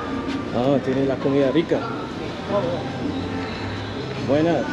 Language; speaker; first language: Spanish; non-native, learner; English